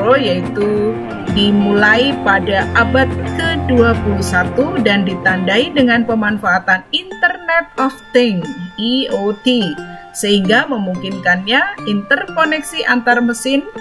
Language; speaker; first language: Indonesian; native; Indonesian